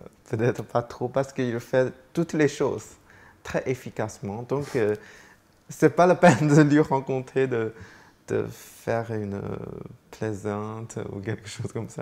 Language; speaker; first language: French; non-native, fluent; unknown